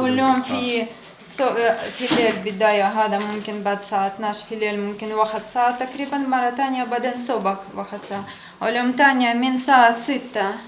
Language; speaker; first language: Arabic; non-native, learner; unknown